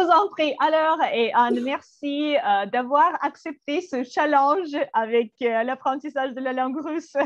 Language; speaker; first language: French; non-native, fluent; Russian